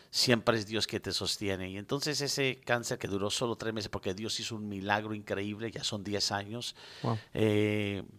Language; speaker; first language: Spanish; early bilingual, heritage; Spanish